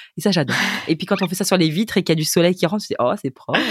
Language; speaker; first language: French; native; French